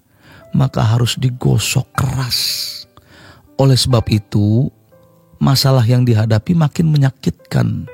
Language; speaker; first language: Indonesian; native; Indonesian